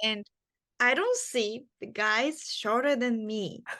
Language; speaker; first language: English; non-native, learner; Japanese